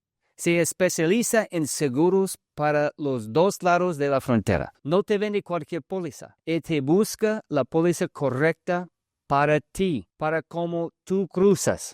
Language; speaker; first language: Spanish; early bilingual, heritage; English